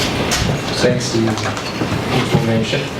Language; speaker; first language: English; non-native, learner; Chinese